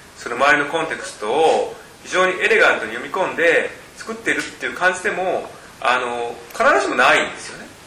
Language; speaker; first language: Japanese; native; Japanese